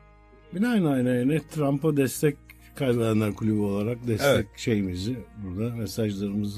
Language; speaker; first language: Turkish; native; Turkish